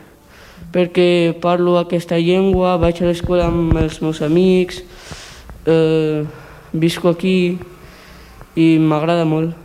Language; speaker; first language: Catalan; early bilingual, other home language; Punjabi